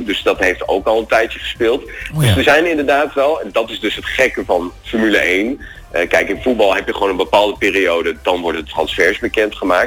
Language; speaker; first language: Dutch; native; Dutch